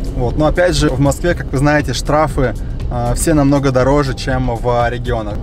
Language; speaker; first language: Russian; native; Russian